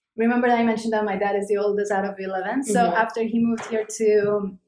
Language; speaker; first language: English; non-native, fluent; Spanish